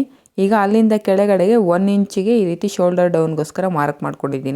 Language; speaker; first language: Kannada; native; Kannada